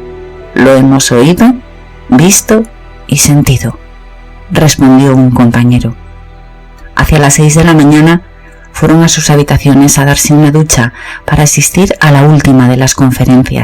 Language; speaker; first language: Spanish; native; Spanish